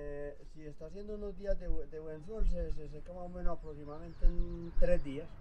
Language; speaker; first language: Spanish; native; Spanish